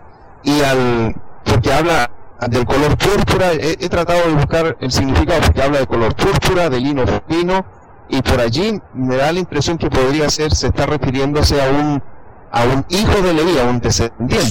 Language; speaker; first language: Spanish; native; Spanish